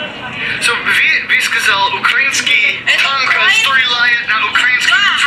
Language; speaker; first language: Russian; non-native, learner; English